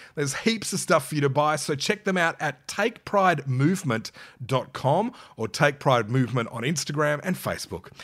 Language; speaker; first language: English; native; English